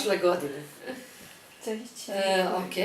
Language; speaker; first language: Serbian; non-native, fluent; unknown